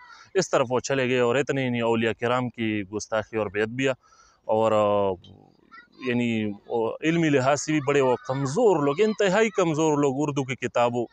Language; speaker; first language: Urdu; native; Urdu